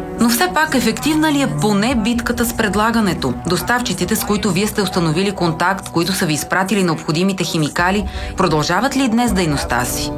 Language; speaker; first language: Bulgarian; native; Bulgarian